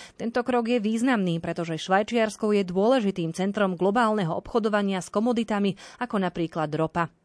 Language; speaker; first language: Slovak; native; Slovak